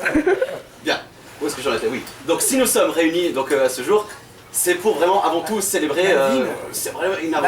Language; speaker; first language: French; native; French